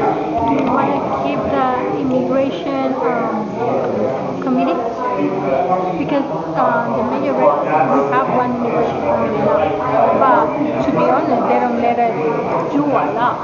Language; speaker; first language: English; non-native, local second language; Spanish